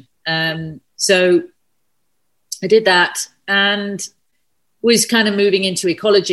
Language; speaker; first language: English; native; English